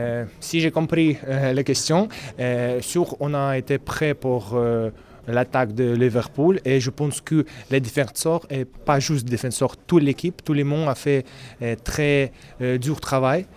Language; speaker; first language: French; non-native, learner; Russian